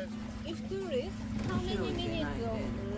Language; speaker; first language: English; non-native, learner; Japanese